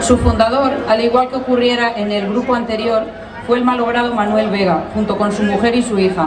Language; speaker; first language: Spanish; native; Spanish